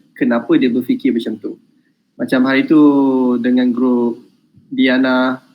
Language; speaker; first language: Malay; native; Malay